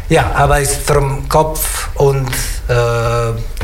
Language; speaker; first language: German; non-native, learner; Italian